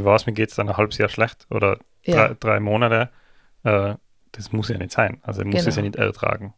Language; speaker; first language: German; native; German